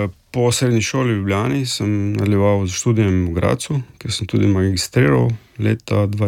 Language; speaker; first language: Slovenian; native; Slovenian